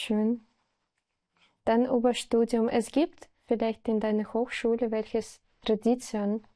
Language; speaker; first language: German; non-native, learner; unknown